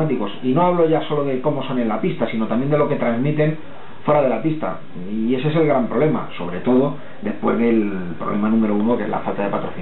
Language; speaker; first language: Spanish; native; Spanish